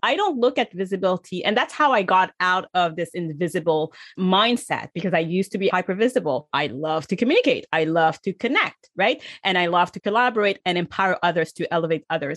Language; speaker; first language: English; native; English